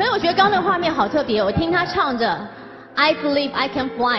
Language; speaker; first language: Chinese; native; Chinese